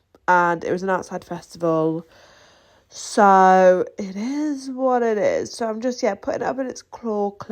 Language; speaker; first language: English; native; English